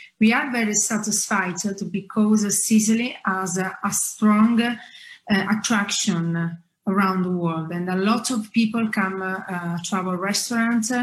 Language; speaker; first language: English; non-native, fluent; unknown